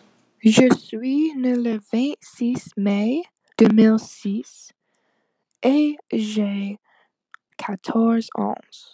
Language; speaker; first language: French; non-native, learner; English